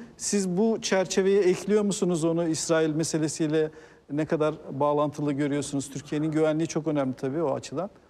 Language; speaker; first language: Turkish; native; Turkish